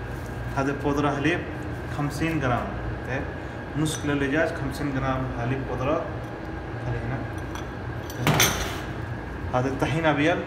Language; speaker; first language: Arabic; non-native, learner; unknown